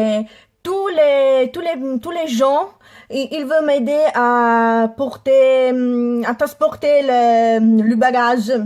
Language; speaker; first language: French; non-native, learner; Italian